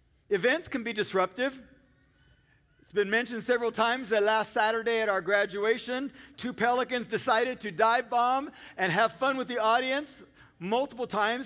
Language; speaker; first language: English; native; English